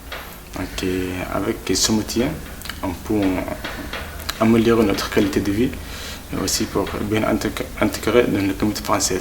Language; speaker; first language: French; non-native, learner; Arabic